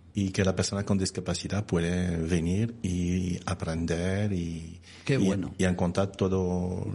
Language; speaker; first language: Spanish; non-native, fluent; French